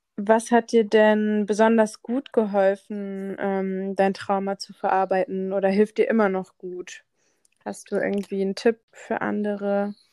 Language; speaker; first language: German; native; German